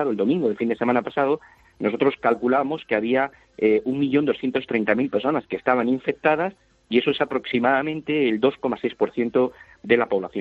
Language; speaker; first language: Spanish; native; Spanish